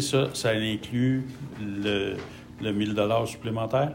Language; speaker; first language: French; native; French